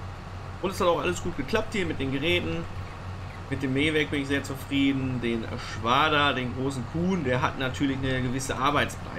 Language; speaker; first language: German; native; German